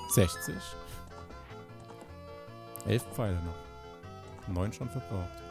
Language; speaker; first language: German; native; German